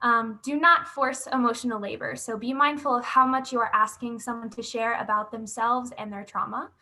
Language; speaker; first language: English; native; English